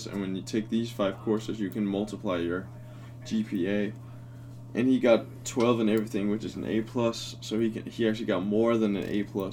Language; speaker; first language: English; non-native, fluent; Danish